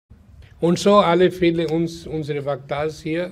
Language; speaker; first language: German; non-native, learner; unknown